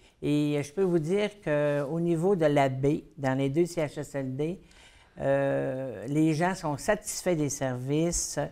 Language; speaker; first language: French; native; French